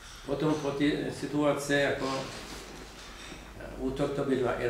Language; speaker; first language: Czech; non-native, fluent; Persian